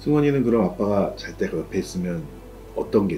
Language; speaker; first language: Korean; native; Korean